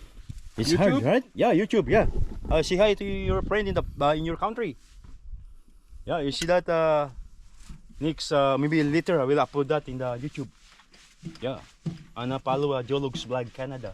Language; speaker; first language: English; non-native, learner; Filipino